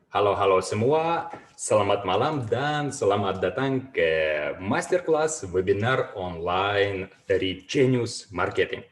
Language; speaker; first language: Indonesian; non-native, fluent; Russian